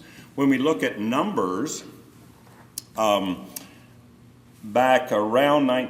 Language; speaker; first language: English; native; English